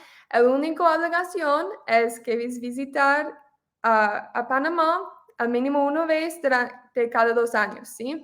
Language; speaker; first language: Spanish; non-native, fluent; English